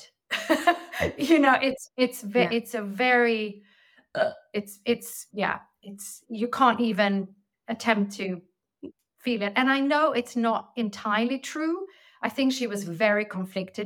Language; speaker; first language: English; non-native, fluent; Swedish